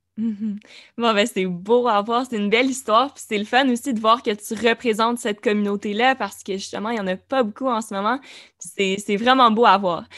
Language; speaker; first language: French; native; French